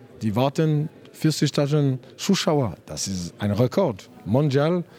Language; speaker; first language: German; non-native, learner; French